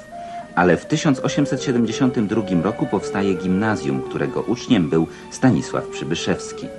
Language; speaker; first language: Polish; native; Polish